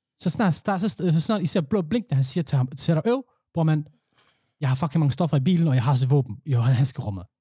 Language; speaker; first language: Danish; early bilingual, other home language; Somali